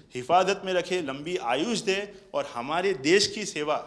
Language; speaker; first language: Hindi; non-native, local second language; Gujarati